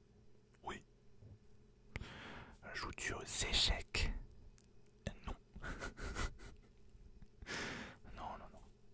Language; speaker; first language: French; native; French